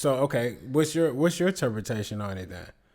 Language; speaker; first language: English; native; English